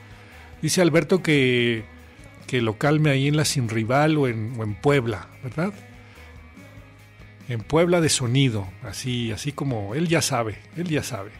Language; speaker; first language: Spanish; native; Spanish